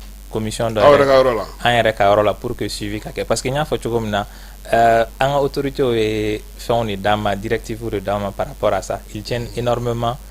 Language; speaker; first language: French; non-native, local second language; Bambara